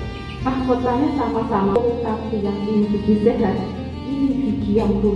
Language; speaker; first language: Indonesian; non-native, local second language; Javanese